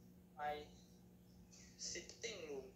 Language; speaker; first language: English; non-native, learner; Thai